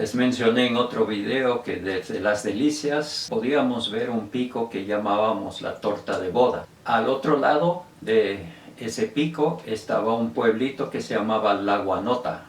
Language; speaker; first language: Spanish; non-native, local second language; English